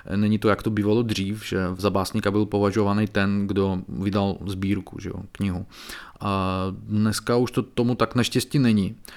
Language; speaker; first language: Czech; non-native, fluent; Belarusian